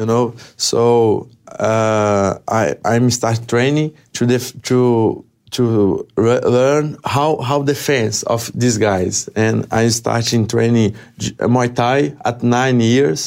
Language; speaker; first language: English; non-native, learner; Portuguese